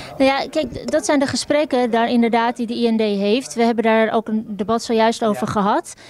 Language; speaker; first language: Dutch; early bilingual, other home language; Turkish